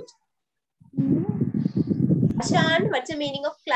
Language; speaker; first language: English; non-native, local second language; Sinhala